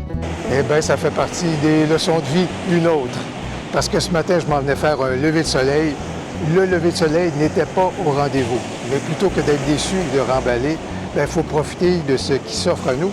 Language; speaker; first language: French; native; French